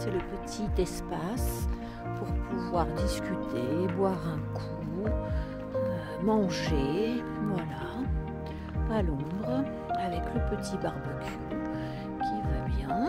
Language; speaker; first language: French; native; French